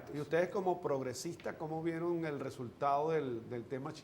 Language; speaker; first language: Spanish; native; Spanish